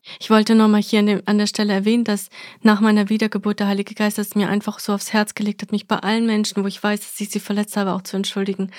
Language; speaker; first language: German; early bilingual, other home language; Russian